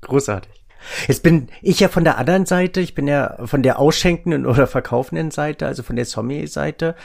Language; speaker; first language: German; native; German